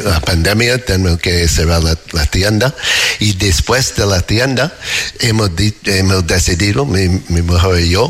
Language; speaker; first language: Spanish; non-native, learner; English